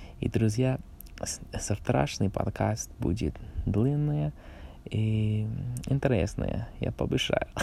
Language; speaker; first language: Russian; non-native, learner; English